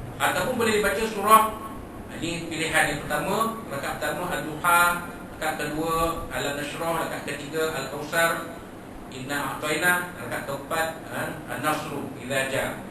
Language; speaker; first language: Malay; native; Malay